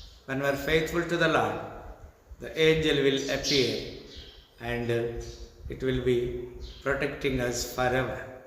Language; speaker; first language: English; non-native, local second language; Telugu